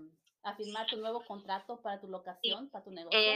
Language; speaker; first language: Spanish; native; Spanish